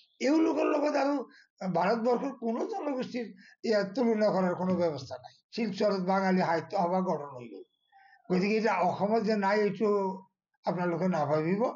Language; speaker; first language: Assamese; non-native, local second language; Bangla